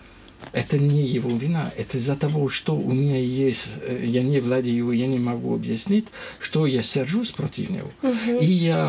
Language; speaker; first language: Russian; non-native, learner; French